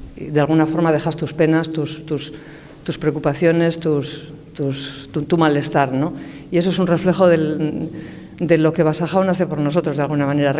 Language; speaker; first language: Spanish; native; Spanish